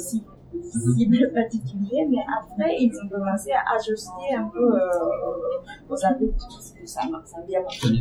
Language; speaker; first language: French; non-native, learner; Japanese